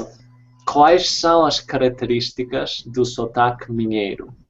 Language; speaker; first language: Portuguese; non-native, fluent; English